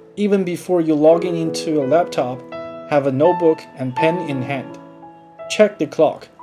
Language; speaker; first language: English; non-native, fluent; Chinese